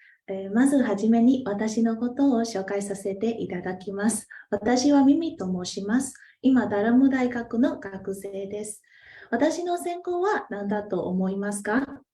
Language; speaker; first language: Japanese; non-native, fluent; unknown